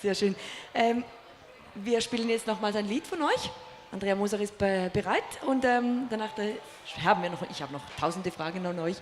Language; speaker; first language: German; native; German